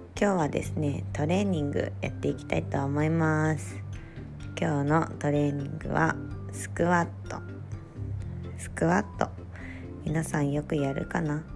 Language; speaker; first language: Japanese; native; Japanese